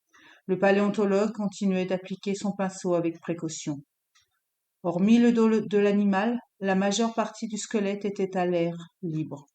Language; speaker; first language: French; native; French